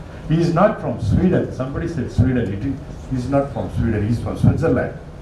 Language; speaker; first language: English; non-native, local second language; Telugu